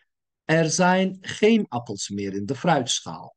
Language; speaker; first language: Dutch; non-native, fluent; Turkish